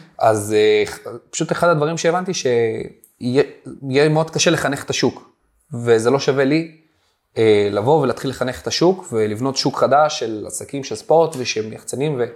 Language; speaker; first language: Hebrew; native; Hebrew